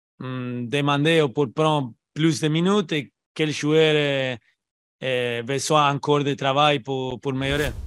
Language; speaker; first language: French; non-native, learner; Spanish